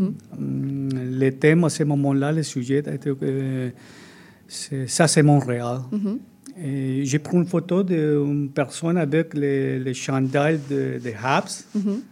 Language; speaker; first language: French; non-native, fluent; Spanish